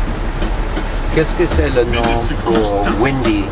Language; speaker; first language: French; non-native, learner; English